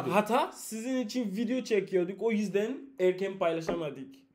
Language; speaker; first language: Turkish; non-native, learner; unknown